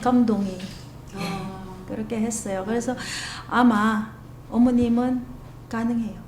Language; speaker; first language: Korean; non-native, learner; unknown